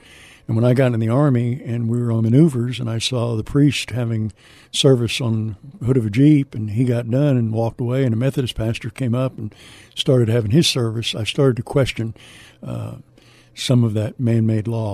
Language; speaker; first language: English; native; English